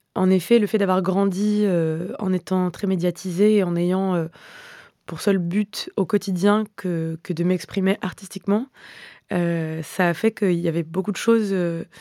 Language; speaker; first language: French; native; French